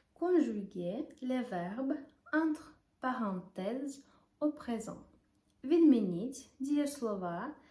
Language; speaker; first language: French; non-native, fluent; Ukrainian